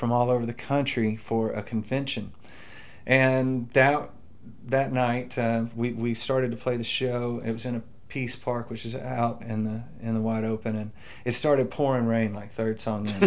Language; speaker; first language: English; native; English